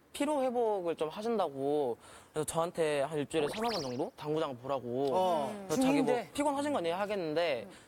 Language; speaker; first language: Korean; native; Korean